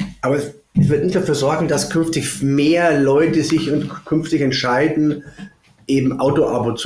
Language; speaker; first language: German; native; German